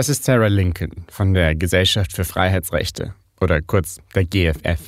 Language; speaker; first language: German; native; German